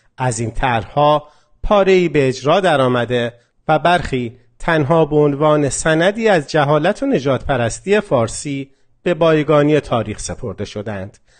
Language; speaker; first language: Persian; non-native, local second language; Azerbaijani